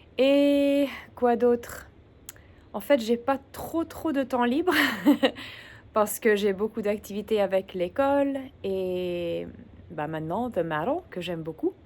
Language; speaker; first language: French; early bilingual, other home language; English